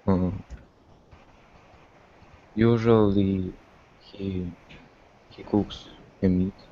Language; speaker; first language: English; non-native, learner; Russian